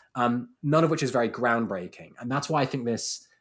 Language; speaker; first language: English; native; English